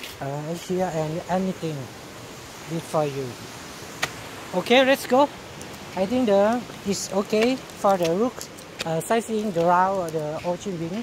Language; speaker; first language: English; non-native, learner; Thai